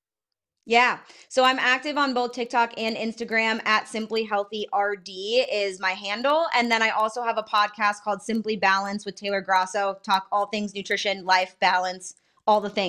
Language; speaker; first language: English; native; English